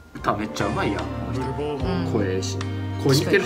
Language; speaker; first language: Japanese; native; Japanese